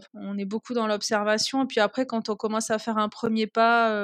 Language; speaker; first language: French; native; French